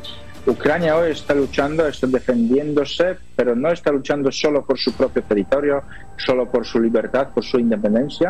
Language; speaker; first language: Spanish; non-native, fluent; Polish